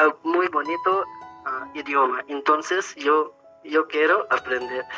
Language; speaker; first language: Spanish; non-native, learner; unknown